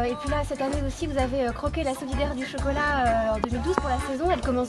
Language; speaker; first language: French; native; French